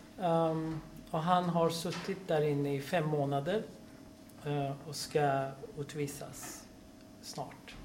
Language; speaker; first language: Swedish; non-native, fluent; Persian